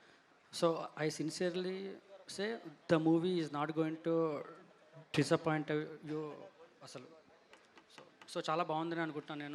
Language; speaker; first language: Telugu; native; Telugu